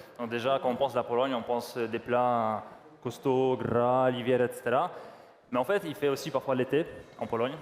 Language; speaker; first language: French; non-native, fluent; Polish